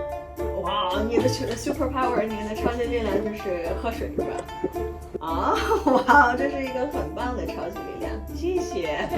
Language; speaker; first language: Chinese; native; Chinese